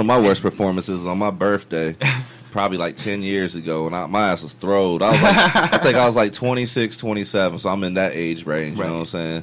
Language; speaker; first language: English; native; English